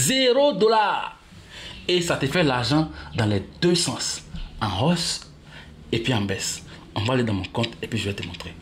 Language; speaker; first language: French; native; French